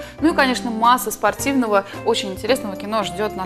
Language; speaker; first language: Russian; native; Russian